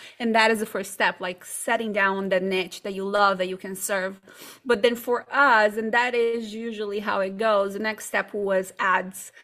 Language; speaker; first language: English; non-native, fluent; Portuguese